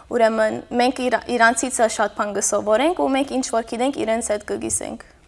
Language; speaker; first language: Armenian; early bilingual, heritage; Armenian